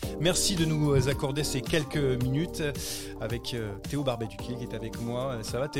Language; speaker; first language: French; native; French